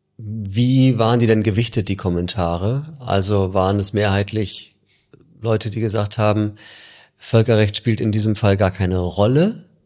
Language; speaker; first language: German; native; German